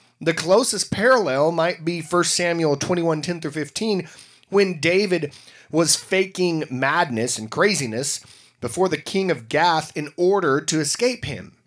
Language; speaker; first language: English; native; English